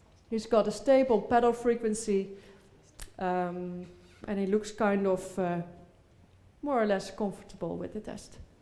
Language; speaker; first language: English; non-native, fluent; Dutch